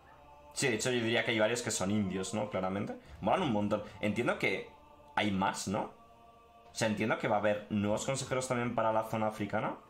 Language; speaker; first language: Spanish; native; Spanish